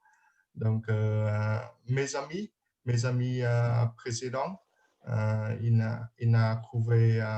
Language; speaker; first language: French; non-native, learner; Vietnamese